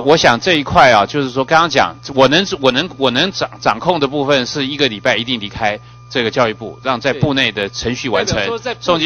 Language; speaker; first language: Chinese; native; Chinese